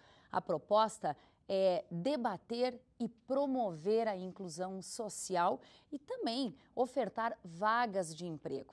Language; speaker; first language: Portuguese; native; Portuguese